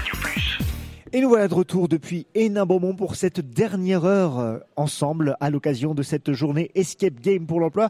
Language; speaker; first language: French; native; French